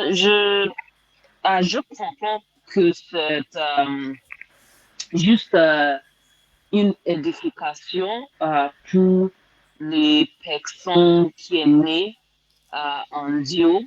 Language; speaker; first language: French; non-native, learner; English